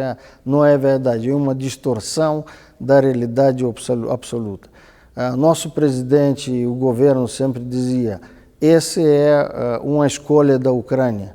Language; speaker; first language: Portuguese; non-native, fluent; Russian